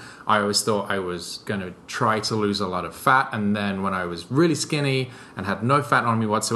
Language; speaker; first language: English; native; English